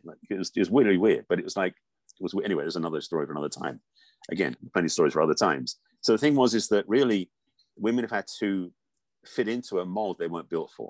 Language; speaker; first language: English; native; English